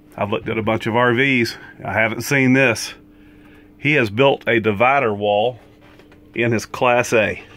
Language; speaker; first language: English; native; English